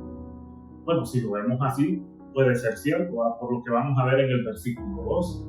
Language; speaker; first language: Spanish; native; Spanish